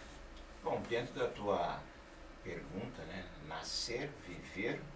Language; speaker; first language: Portuguese; native; Portuguese